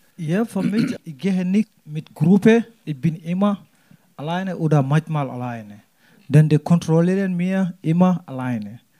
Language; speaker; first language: German; non-native, learner; Wolof